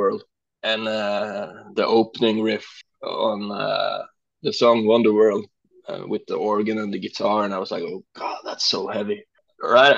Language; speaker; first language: English; non-native, fluent; Norwegian